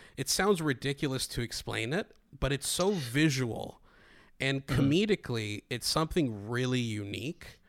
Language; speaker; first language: English; non-native, fluent; Greek